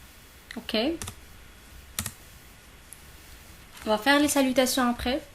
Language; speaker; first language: French; non-native, local second language; Arabic